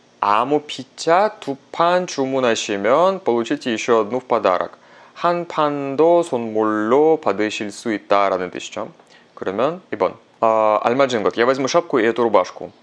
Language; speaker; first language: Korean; non-native, fluent; Russian